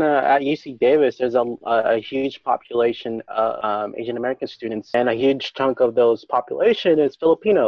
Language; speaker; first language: English; non-native, local second language; Filipino